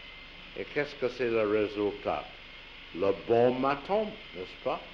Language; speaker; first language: French; non-native, learner; English